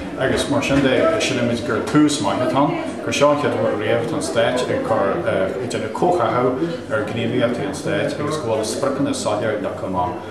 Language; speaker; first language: Irish; native; Irish